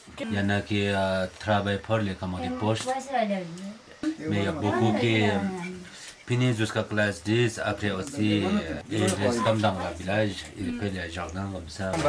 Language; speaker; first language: French; non-native, learner; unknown